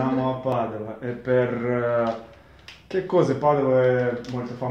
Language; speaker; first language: Italian; non-native, learner; Russian